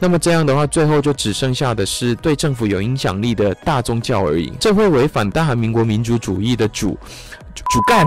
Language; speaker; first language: Chinese; non-native, fluent; Korean